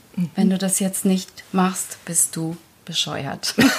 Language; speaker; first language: German; early bilingual, other home language; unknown